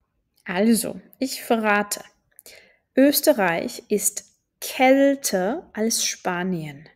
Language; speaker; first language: German; non-native, fluent; Czech